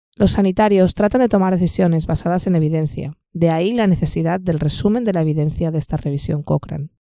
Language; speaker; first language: Spanish; native; Spanish